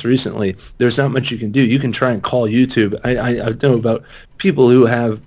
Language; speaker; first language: English; native; English